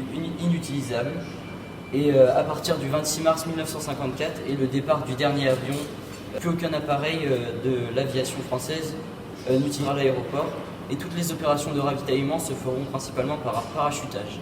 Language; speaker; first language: French; native; French